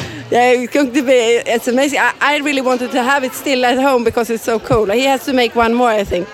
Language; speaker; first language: English; non-native, fluent; Swedish